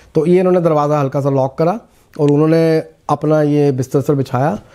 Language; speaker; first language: Hindi; native; Hindi